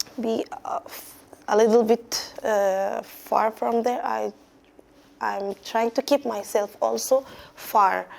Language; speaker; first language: English; non-native, fluent; Arabic